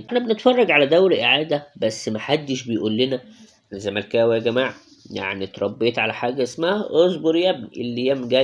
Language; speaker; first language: Arabic; native; Arabic